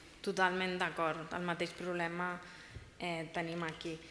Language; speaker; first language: Catalan; native; Catalan